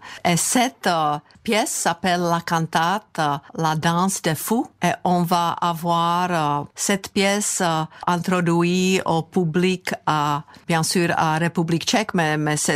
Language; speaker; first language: French; non-native, fluent; Czech